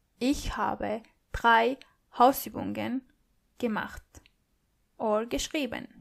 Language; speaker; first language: German; non-native, fluent; English